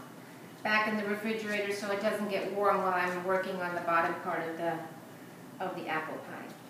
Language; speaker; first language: English; non-native, fluent; German